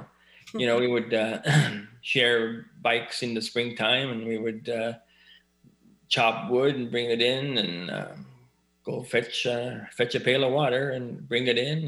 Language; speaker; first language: English; native; English